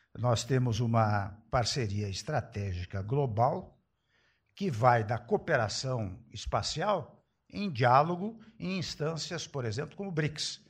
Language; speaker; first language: Portuguese; early bilingual, other home language; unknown